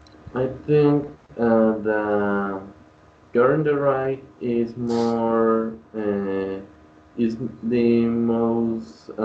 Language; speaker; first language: English; non-native, learner; Spanish